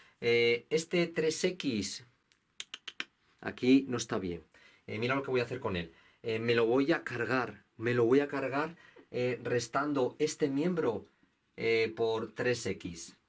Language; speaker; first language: Spanish; native; Spanish